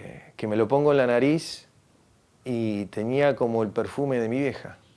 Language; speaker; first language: Spanish; native; Spanish